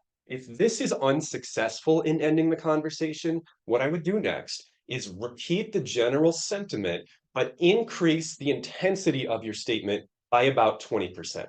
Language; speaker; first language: English; native; English